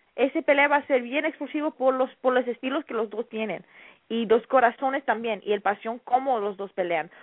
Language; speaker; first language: Spanish; early bilingual, heritage; Spanish